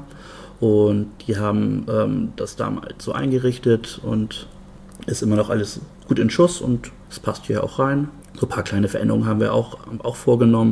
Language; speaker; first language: German; native; German